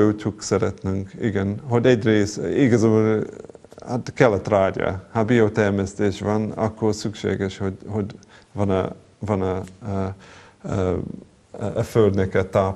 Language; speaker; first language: Hungarian; non-native, fluent; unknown